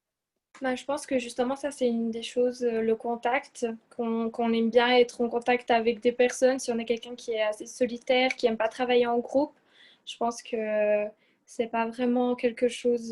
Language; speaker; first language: French; early bilingual, other home language; Portuguese